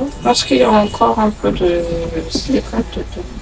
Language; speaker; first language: French; non-native, local second language; Malagasy